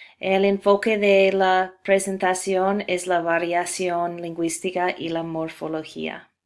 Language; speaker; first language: Spanish; non-native, fluent; English